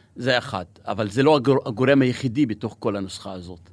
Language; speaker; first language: Hebrew; non-native, local second language; Arabic